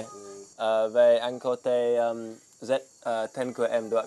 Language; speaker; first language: Vietnamese; non-native, learner; English